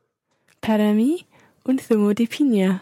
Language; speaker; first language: Spanish; non-native, learner; English